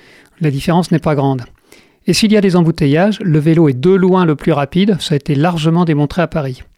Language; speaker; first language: French; native; French